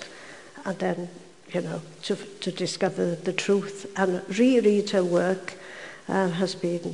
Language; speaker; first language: English; native; English